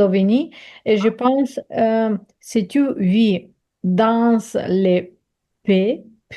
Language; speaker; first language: French; non-native, learner; Ukrainian